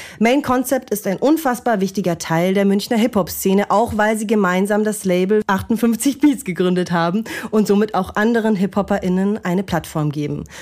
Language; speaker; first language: German; native; German